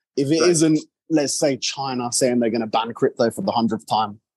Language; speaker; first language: English; native; English